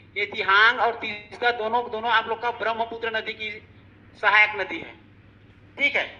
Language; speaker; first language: Hindi; native; Hindi